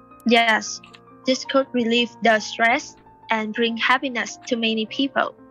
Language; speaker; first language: English; non-native, learner; Vietnamese